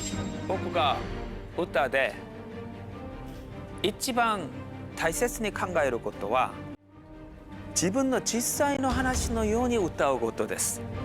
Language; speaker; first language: Japanese; non-native, fluent; Korean